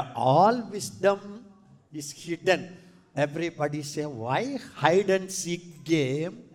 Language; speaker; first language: English; non-native, local second language; Tamil